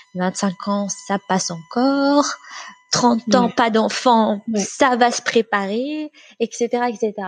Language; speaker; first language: French; native; French